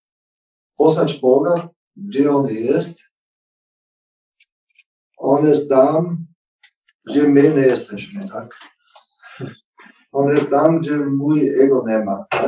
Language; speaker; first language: Polish; non-native, learner; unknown